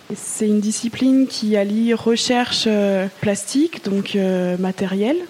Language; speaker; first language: French; native; French